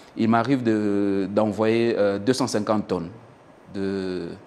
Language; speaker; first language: French; non-native, local second language; Swahili